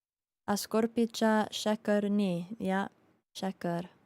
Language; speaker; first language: Slovenian; early bilingual, heritage; Slovenian